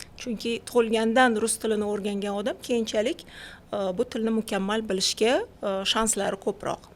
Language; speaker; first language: Uzbek; non-native, local second language; Russian